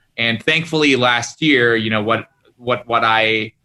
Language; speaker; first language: English; native; English